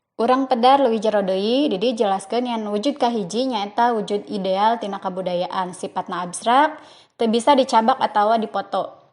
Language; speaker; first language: Sundanese; native; Sundanese